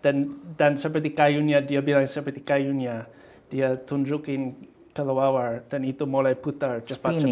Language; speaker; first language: Indonesian; non-native, fluent; English